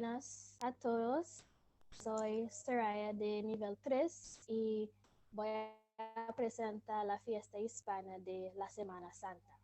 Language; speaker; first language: Spanish; non-native, learner; English